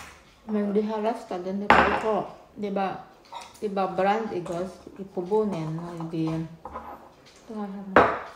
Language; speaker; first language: Danish; non-native, learner; Filipino